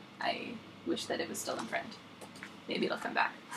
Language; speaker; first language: English; native; English